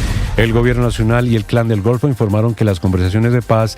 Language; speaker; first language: Spanish; native; Spanish